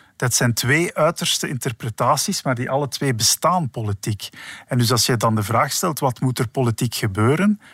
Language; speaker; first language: Dutch; native; Dutch